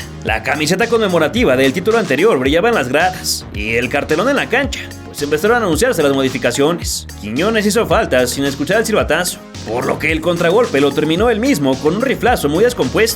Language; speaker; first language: Spanish; native; Spanish